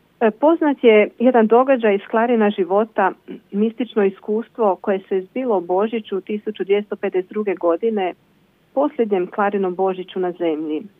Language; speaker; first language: Croatian; native; Croatian